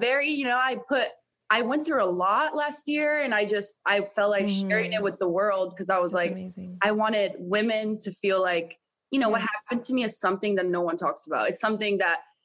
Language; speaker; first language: English; early bilingual, other home language; Italian